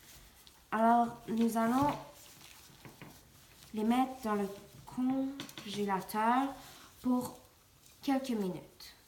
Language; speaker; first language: French; non-native, local second language; English